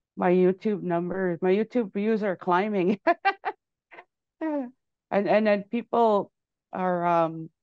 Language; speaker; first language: English; native; English